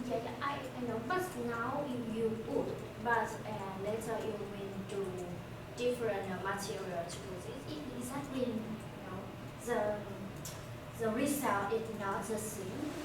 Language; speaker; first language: English; non-native, learner; Chinese